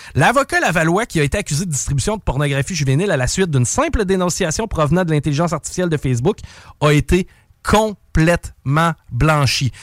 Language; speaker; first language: French; native; French